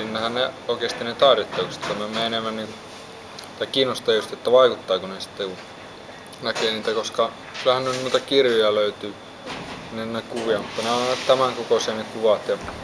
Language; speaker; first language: Finnish; native; Finnish